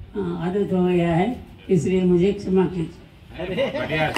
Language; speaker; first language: Hindi; non-native, local second language; Telugu